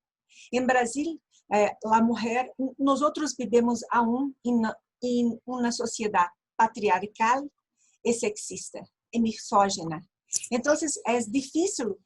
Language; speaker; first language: Spanish; non-native, learner; Portuguese